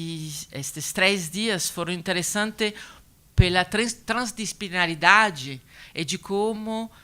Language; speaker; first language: Portuguese; non-native, learner; Italian